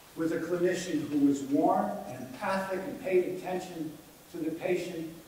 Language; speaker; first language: English; native; English